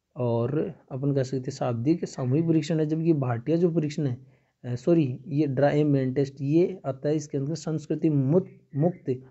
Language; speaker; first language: Hindi; native; Hindi